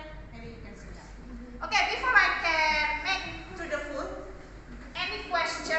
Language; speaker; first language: English; non-native, learner; Indonesian